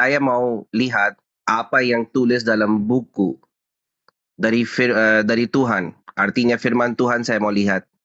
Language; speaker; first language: Indonesian; non-native, learner; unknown